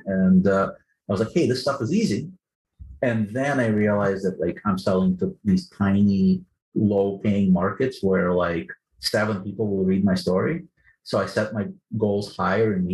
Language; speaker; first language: English; non-native, fluent; Ukrainian